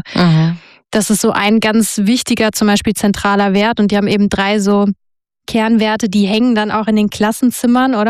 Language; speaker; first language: German; native; German